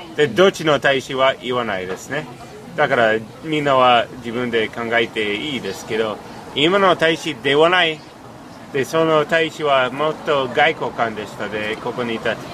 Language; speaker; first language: Japanese; non-native, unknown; English